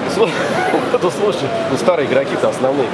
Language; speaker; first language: Russian; native; Russian